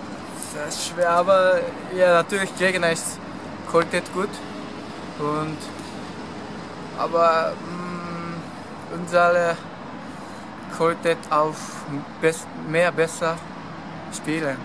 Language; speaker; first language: German; non-native, learner; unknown